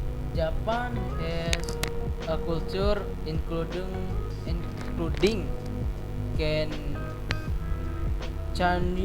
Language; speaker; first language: English; non-native, learner; Indonesian